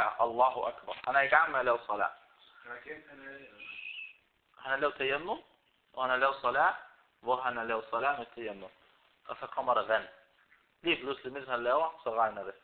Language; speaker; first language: Danish; non-native, fluent; Arabic